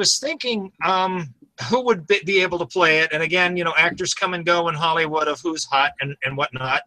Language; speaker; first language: English; native; English